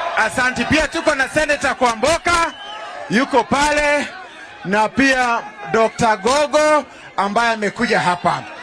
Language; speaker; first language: Swahili; non-native, local second language; Kikuyu